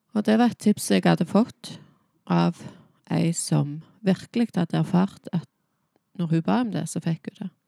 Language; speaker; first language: Norwegian; native; Norwegian